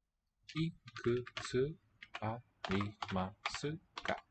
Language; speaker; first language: Japanese; non-native, learner; English